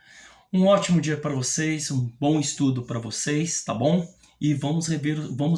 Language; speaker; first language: Portuguese; native; Portuguese